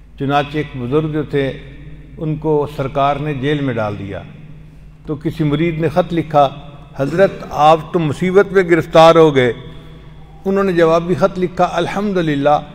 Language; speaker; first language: Urdu; non-native, local second language; Punjabi